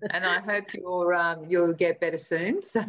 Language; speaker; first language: English; native; English